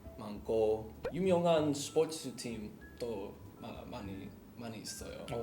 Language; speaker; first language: Korean; non-native, learner; English